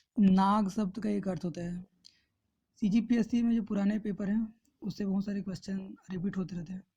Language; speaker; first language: Hindi; native; Hindi